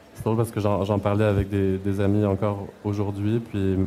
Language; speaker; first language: French; native; French